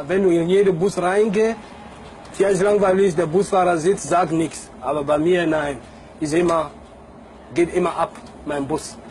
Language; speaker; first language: German; non-native, learner; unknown